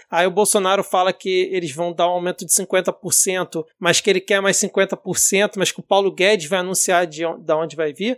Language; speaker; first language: Portuguese; native; Portuguese